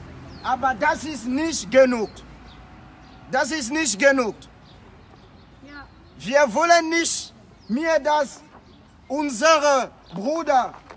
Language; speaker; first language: German; non-native, fluent; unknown